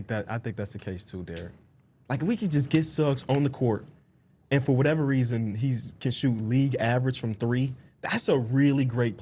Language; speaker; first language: English; native; English